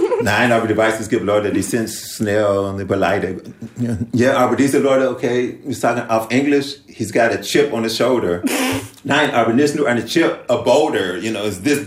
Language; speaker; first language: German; non-native, learner; English